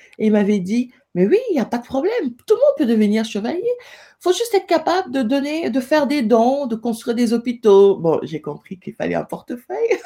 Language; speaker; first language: French; non-native, local second language; Wolof